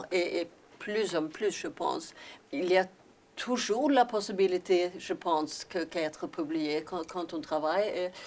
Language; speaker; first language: French; non-native, learner; Swedish